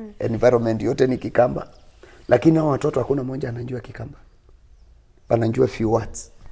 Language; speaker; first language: Swahili; non-native, local second language; Kamba